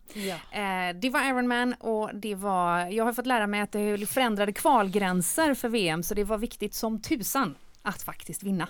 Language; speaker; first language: Swedish; native; Swedish